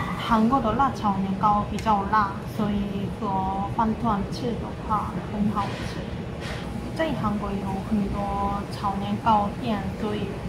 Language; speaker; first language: Chinese; non-native, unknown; Korean